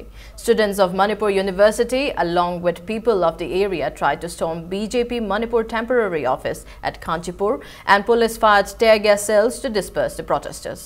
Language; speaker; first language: English; non-native, local second language; Manipuri